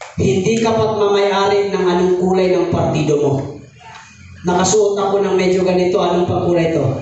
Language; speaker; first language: Filipino; native; Filipino